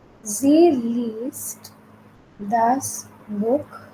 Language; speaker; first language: German; non-native, fluent; Hindi